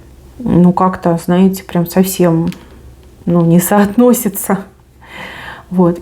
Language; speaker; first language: Russian; native; Russian